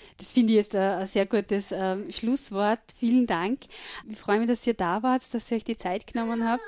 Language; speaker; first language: German; native; German